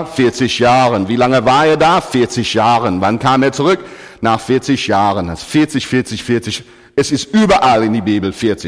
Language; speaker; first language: German; non-native, fluent; English